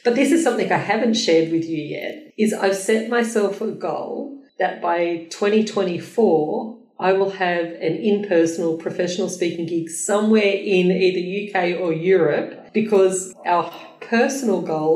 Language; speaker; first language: English; native; English